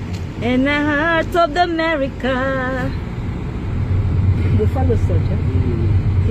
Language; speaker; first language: English; non-native, local second language; Cebuano